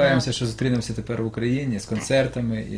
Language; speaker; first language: Ukrainian; native; Ukrainian